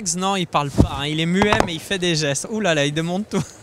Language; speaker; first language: French; native; French